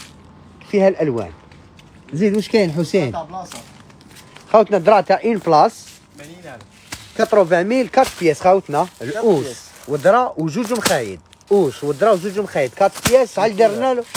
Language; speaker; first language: Arabic; native; Arabic